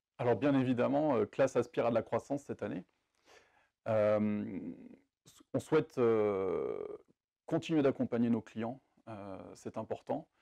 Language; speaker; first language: French; native; French